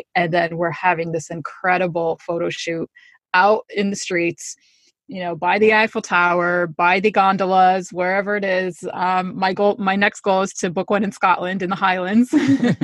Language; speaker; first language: English; native; English